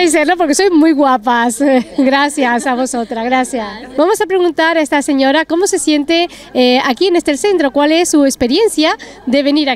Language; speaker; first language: Spanish; native; Spanish